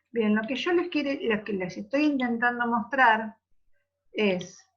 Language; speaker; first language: Spanish; native; Spanish